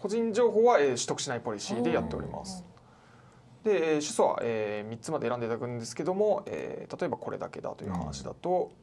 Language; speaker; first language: Japanese; native; Japanese